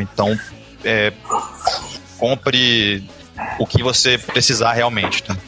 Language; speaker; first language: Portuguese; native; Portuguese